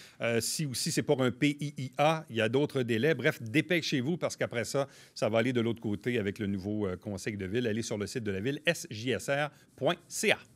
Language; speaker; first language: French; native; French